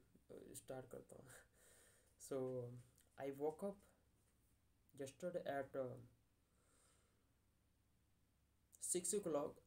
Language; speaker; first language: English; non-native, learner; Hindi